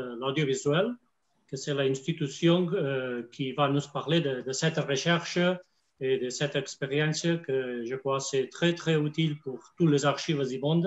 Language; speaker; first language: French; non-native, fluent; Spanish